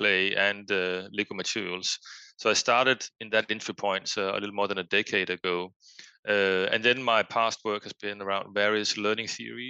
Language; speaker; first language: English; non-native, fluent; Danish